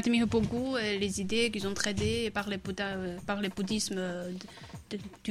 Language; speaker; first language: French; non-native, learner; Chinese